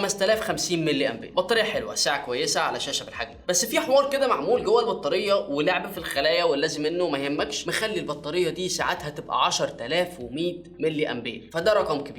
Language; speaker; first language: Arabic; native; Arabic